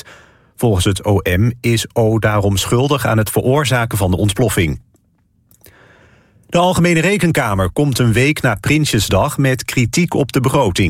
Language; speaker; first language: Dutch; native; Dutch